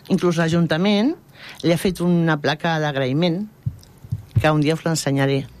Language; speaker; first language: Catalan; non-native, local second language; Spanish